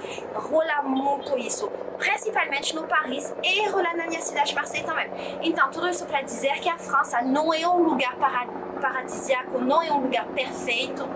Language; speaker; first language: Portuguese; non-native, fluent; French